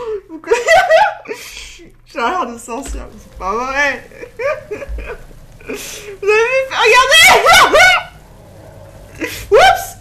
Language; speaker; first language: French; native; French